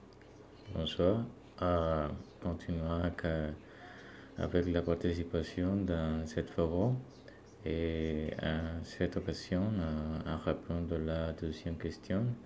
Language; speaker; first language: French; non-native, learner; Spanish